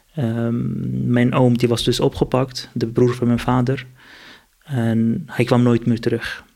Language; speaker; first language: Dutch; non-native, fluent; Kurdish